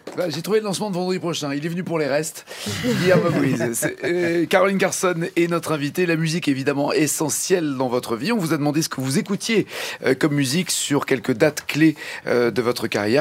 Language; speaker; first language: French; native; French